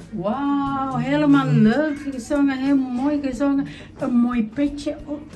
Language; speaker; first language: Dutch; non-native, learner; Indonesian